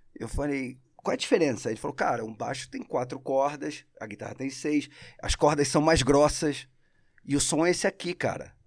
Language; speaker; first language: Portuguese; non-native, local second language; Spanish